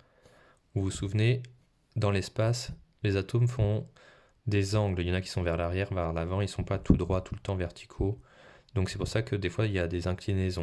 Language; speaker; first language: French; native; French